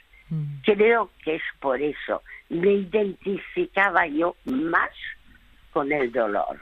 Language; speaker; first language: Spanish; early bilingual, other home language; French